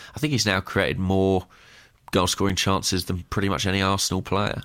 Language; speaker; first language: English; native; English